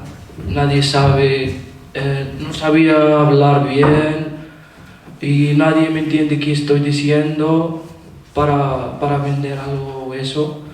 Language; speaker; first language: Spanish; non-native, learner; Arabic